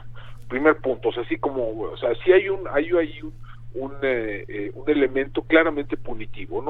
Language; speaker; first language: Spanish; native; Spanish